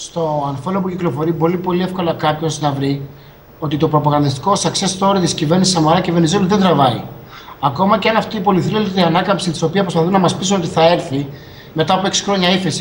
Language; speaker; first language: Greek; native; Greek